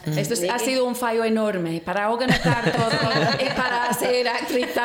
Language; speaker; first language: Spanish; non-native, learner; English